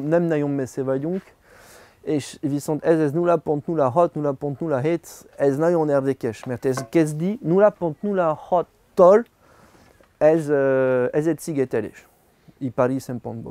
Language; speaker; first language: Hungarian; non-native, learner; French